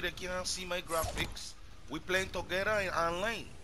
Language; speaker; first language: English; early bilingual, other home language; Spanish